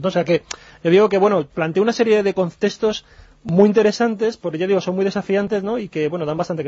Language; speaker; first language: Spanish; native; Spanish